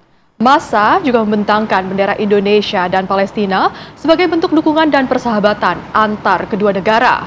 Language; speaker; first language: Indonesian; native; Indonesian